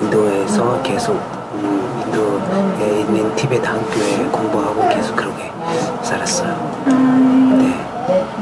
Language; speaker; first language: Korean; non-native, learner; Tibetan